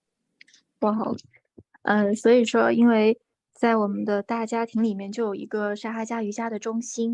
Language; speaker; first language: Chinese; native; Chinese